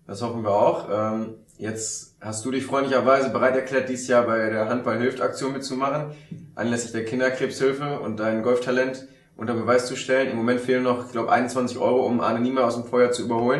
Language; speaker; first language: German; native; German